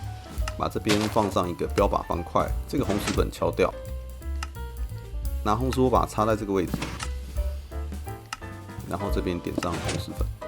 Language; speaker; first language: Chinese; native; Chinese